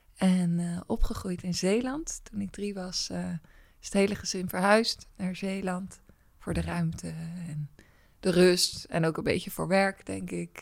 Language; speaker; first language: Dutch; native; Dutch